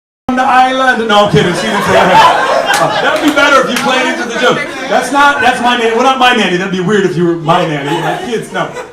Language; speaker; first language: English; native; English